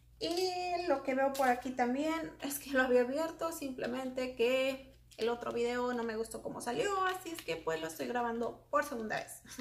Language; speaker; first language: Spanish; native; Spanish